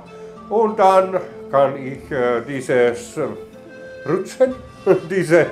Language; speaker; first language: German; non-native, learner; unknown